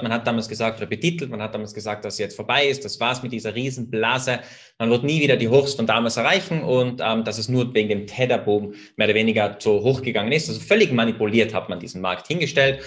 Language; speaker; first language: German; native; German